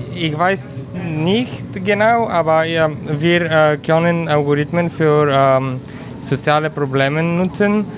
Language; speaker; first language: German; non-native, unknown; Bulgarian